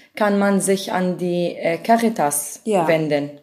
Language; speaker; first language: German; non-native, learner; Arabic